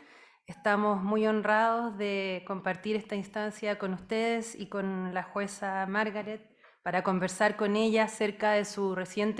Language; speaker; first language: Spanish; native; Spanish